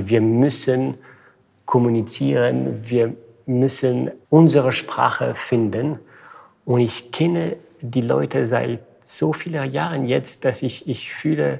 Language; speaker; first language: German; non-native, fluent; French